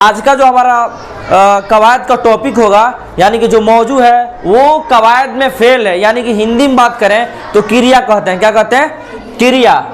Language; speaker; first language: Hindi; native; Hindi